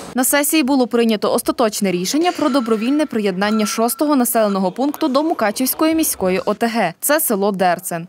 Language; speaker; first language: Ukrainian; native; Ukrainian